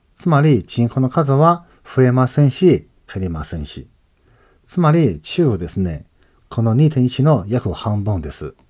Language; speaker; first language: Japanese; non-native, fluent; Chinese